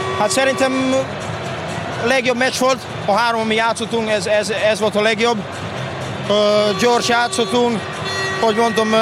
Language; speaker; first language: Hungarian; non-native, learner; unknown